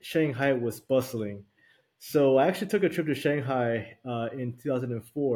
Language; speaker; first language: English; early bilingual, other home language; Chinese